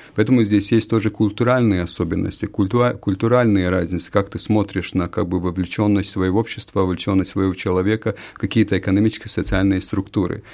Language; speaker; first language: Russian; non-native, local second language; Latvian